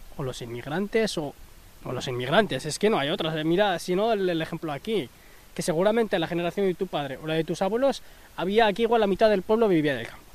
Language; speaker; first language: Spanish; early bilingual, other home language; Arabic